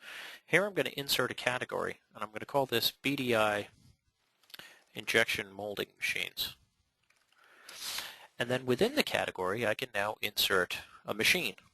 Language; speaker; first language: English; native; English